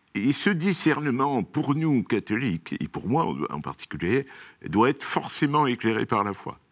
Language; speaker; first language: French; native; French